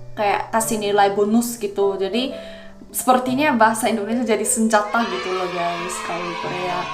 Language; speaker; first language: Indonesian; non-native, fluent; Korean